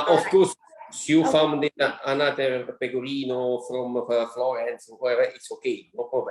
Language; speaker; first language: English; non-native, learner; Italian